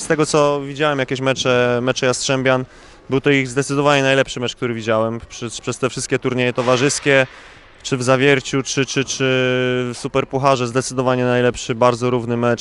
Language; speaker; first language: Polish; native; Polish